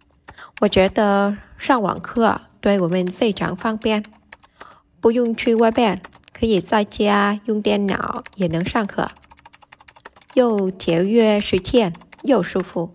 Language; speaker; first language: Chinese; non-native, learner; Vietnamese